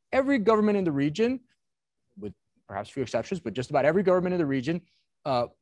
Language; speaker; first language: English; native; English